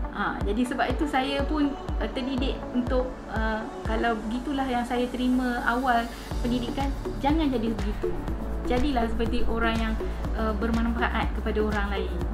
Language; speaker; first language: Malay; native; Malay